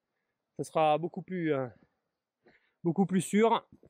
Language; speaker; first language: French; native; French